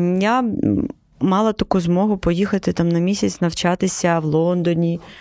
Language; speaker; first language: Ukrainian; non-native, local second language; Crimean Tatar